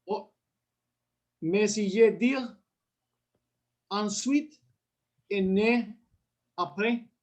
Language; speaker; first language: French; non-native, learner; Spanish